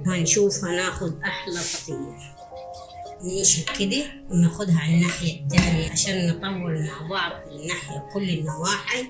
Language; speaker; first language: Arabic; native; Arabic